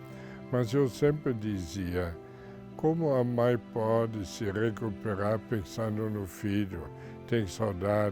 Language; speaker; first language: Portuguese; non-native, fluent; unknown